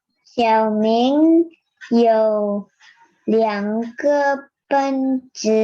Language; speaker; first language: Chinese; non-native, learner; Indonesian